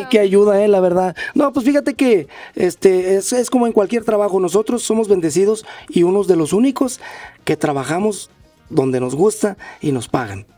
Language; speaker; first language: Spanish; native; Spanish